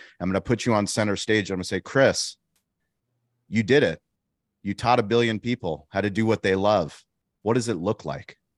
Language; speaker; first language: English; native; English